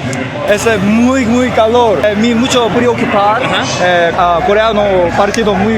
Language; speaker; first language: Spanish; non-native, learner; Korean